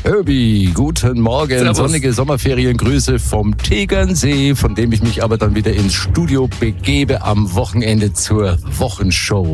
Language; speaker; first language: German; native; German